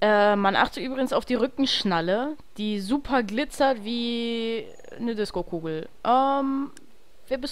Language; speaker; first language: German; native; German